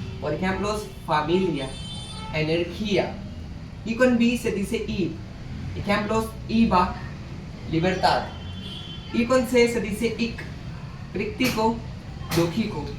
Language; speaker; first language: Spanish; non-native, learner; Hindi